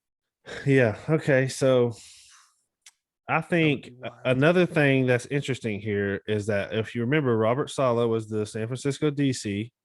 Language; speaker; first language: English; native; English